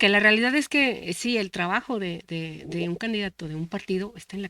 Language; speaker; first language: Spanish; native; Spanish